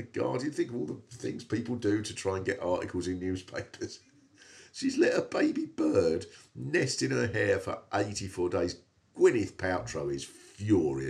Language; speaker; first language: English; native; English